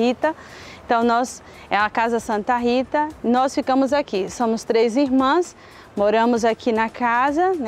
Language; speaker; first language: Portuguese; native; Portuguese